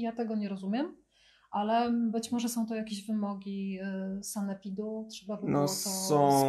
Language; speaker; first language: Polish; native; Polish